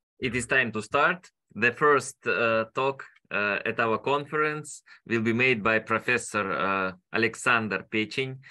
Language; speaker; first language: English; non-native, fluent; Russian